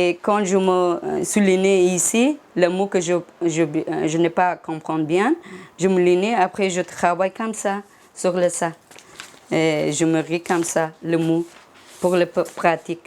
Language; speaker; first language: French; non-native, learner; Persian